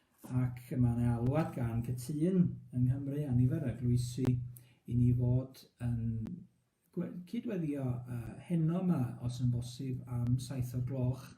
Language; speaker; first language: Welsh; native; Welsh